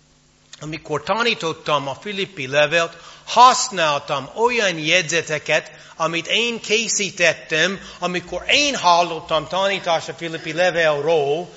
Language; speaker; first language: Hungarian; non-native, fluent; English